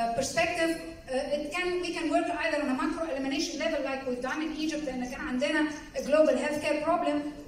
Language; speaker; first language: English; non-native, local second language; Arabic